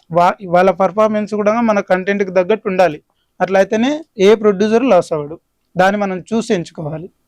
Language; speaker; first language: Telugu; native; Telugu